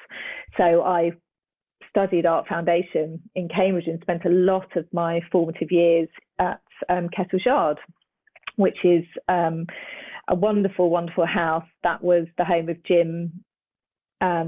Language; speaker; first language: English; native; English